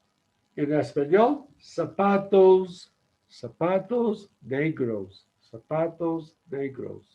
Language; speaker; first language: Spanish; non-native, learner; English